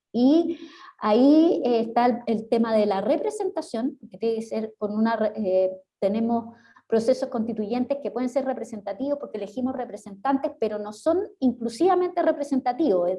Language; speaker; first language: Spanish; native; Spanish